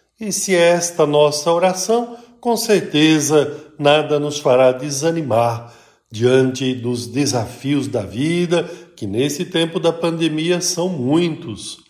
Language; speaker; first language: Portuguese; native; Portuguese